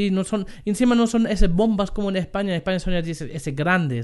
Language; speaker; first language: Spanish; non-native, fluent; German